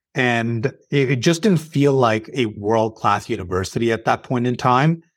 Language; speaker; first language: English; early bilingual, other home language; Arabic